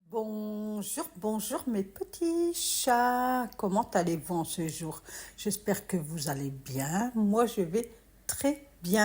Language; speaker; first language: French; native; French